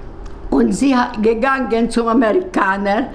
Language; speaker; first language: German; non-native, learner; Hungarian